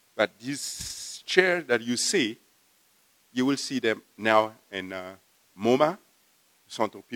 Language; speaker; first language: English; non-native, fluent; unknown